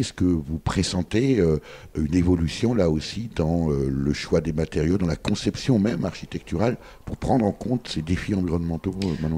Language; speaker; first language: French; native; French